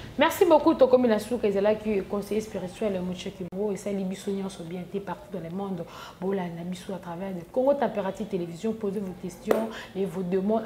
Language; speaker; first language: French; non-native, local second language; Lingala